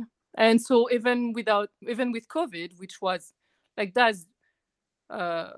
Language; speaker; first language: English; non-native, fluent; French